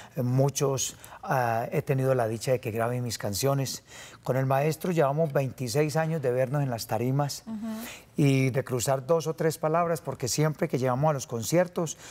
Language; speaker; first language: Spanish; native; Spanish